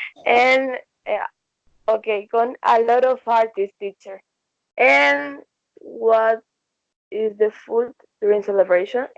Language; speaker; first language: English; non-native, learner; Spanish